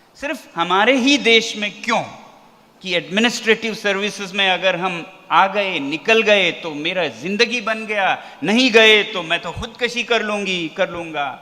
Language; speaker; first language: Hindi; non-native, local second language; Ladakhi